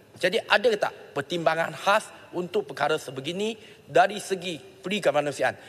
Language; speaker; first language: Malay; non-native, local second language; Chinese